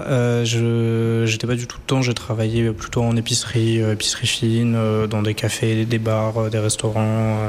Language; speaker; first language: French; native; French